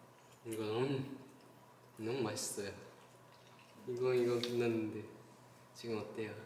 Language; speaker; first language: Korean; non-native, fluent; Japanese